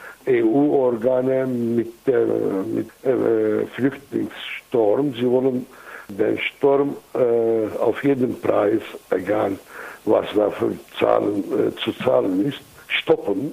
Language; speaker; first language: German; non-native, fluent; Kurdish